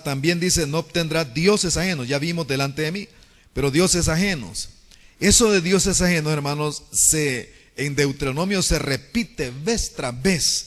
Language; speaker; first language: Spanish; native; Spanish